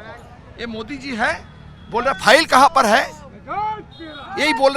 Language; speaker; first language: Hindi; non-native, local second language; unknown